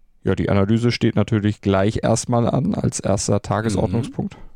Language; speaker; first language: German; native; German